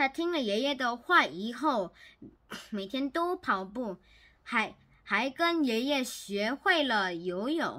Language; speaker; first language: Chinese; non-native, learner; Korean